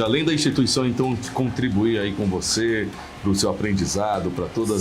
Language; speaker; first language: Portuguese; native; Portuguese